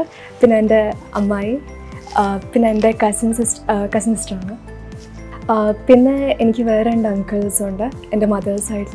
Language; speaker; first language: Malayalam; early bilingual, other home language; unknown